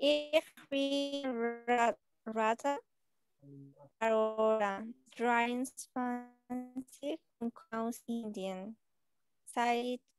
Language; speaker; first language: German; non-native, learner; Spanish